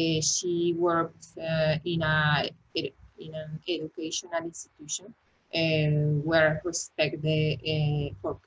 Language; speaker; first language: English; non-native, learner; Spanish